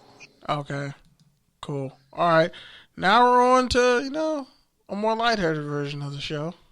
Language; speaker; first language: English; native; English